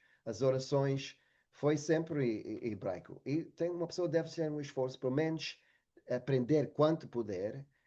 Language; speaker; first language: Portuguese; non-native, fluent; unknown